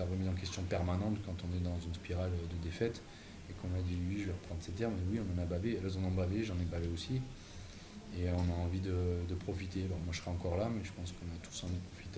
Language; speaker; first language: French; native; French